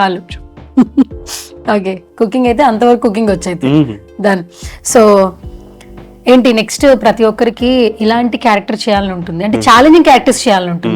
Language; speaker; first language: Telugu; native; Telugu